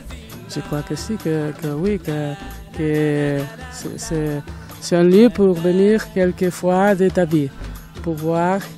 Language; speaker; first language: French; non-native, learner; Catalan